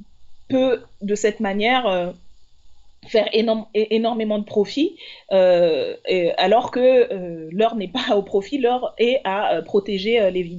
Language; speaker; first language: French; native; French